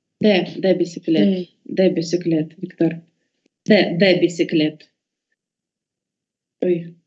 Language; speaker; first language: French; non-native, learner; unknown